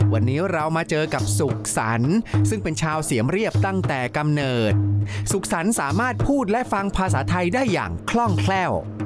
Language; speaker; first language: Thai; native; Thai